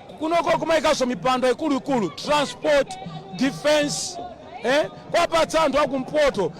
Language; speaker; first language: Nyanja; non-native, local second language; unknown